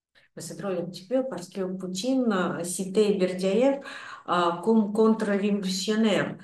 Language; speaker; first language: French; non-native, fluent; Russian